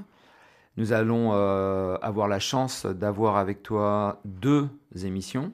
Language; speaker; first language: French; native; French